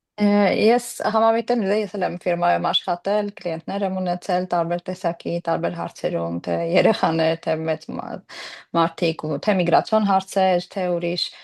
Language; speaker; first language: Armenian; early bilingual, heritage; Armenian